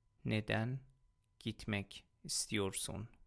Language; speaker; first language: Turkish; non-native, fluent; Persian